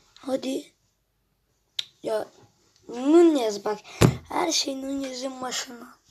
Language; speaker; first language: Turkish; native; Turkish